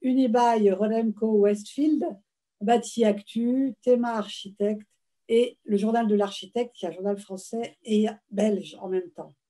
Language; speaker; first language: French; native; French